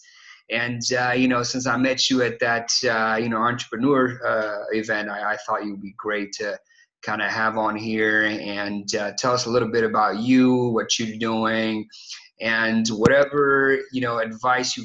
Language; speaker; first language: English; non-native, fluent; Albanian